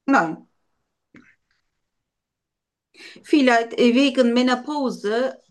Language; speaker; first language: German; non-native, learner; Turkish